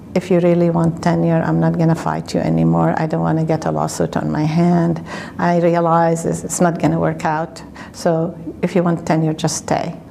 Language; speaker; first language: English; non-native, fluent; Arabic